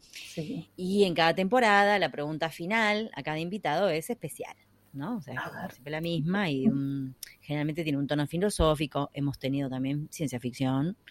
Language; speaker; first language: Spanish; native; Spanish